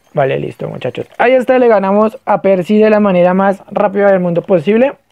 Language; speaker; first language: Spanish; native; Spanish